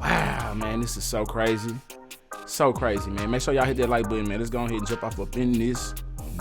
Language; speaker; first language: English; native; English